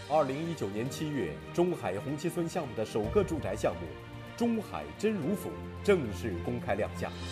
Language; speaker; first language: Chinese; native; Chinese